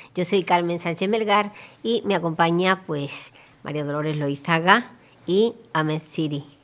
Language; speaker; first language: Spanish; native; Spanish